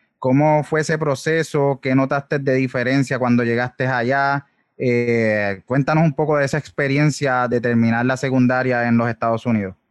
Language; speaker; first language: Spanish; native; Spanish